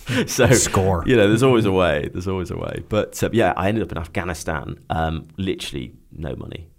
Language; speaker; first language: English; native; English